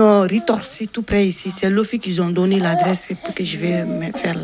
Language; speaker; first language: French; non-native, learner; Bambara